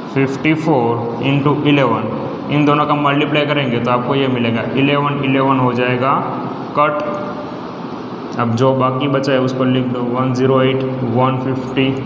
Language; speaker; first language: Hindi; non-native, local second language; Gujarati